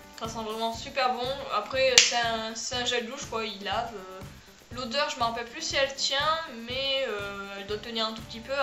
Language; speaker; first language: French; native; French